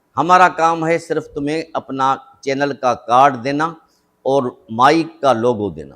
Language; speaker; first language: Urdu; non-native, local second language; Sindhi